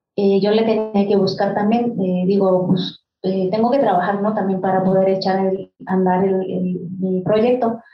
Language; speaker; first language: Spanish; non-native, local second language; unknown